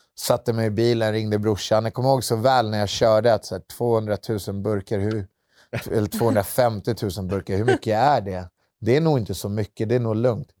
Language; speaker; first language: Swedish; native; Swedish